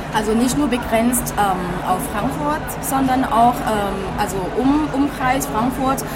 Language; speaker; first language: German; non-native, fluent; Thai